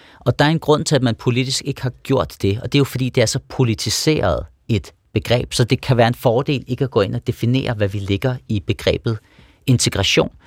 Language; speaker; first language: Danish; early bilingual, other home language; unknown